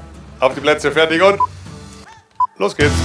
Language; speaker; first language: German; native; German